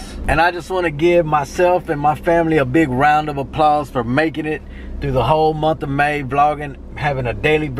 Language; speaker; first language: English; native; English